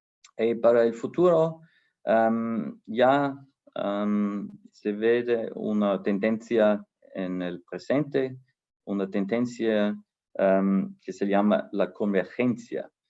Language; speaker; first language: Spanish; non-native, fluent; German